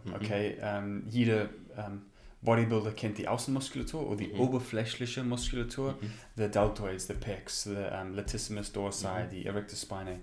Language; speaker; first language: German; non-native, learner; English